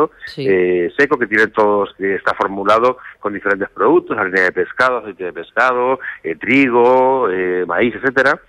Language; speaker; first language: Spanish; native; Spanish